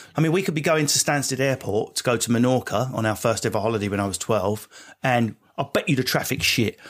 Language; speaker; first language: English; native; English